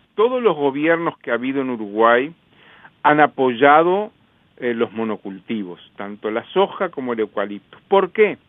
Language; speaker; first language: Spanish; native; Spanish